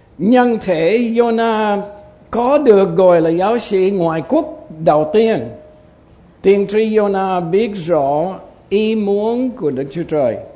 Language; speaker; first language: Vietnamese; non-native, fluent; English